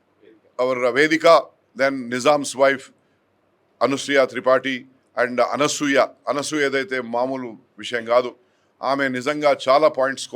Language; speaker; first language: Telugu; native; Telugu